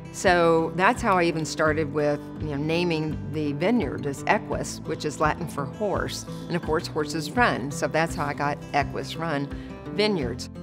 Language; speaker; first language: English; native; English